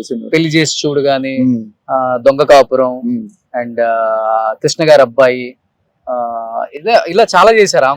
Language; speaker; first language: Telugu; native; Telugu